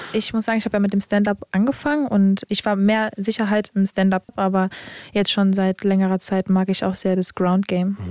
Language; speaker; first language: German; early bilingual, other home language; Serbian